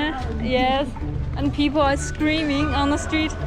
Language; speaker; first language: English; non-native, fluent; Chinese